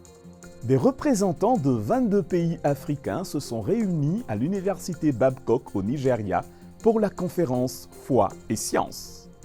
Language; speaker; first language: French; native; French